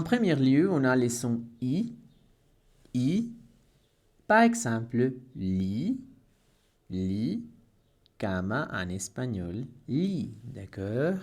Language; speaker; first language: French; non-native, fluent; Spanish